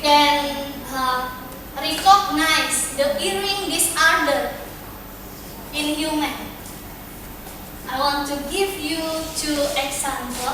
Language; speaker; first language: English; non-native, learner; Indonesian